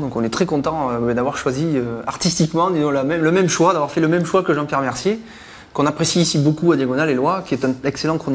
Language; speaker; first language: French; native; French